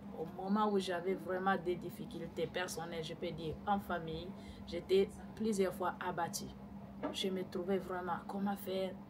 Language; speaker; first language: French; non-native, local second language; Lingala